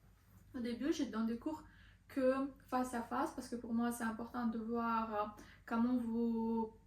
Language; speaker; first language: French; non-native, learner; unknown